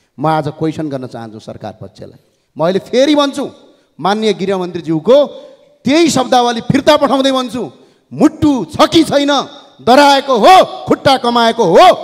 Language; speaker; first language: Nepali; native; Nepali